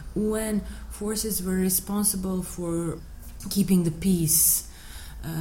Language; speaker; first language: English; non-native, fluent; Bosnian